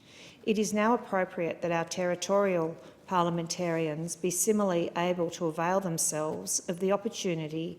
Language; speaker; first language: English; native; English